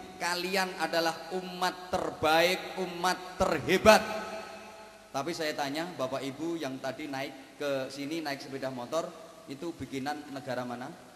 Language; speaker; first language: Malay; non-native, local second language; Javanese